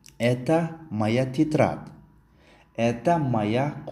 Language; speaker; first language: Russian; non-native, fluent; Tajik